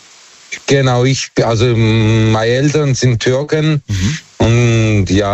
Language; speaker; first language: German; early bilingual, other home language; Turkish